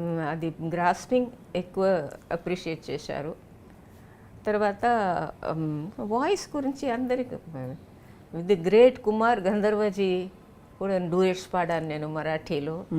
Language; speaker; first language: Telugu; non-native, fluent; Tamil